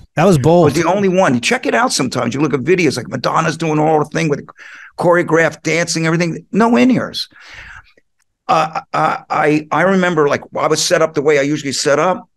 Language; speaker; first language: English; native; English